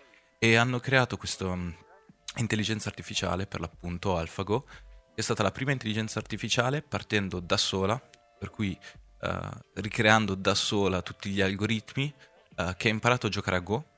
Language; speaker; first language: Italian; native; Italian